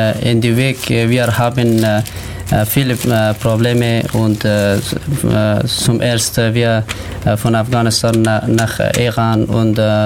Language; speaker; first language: German; non-native, learner; Persian